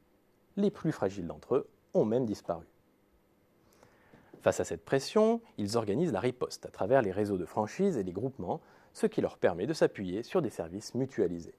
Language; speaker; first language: French; native; French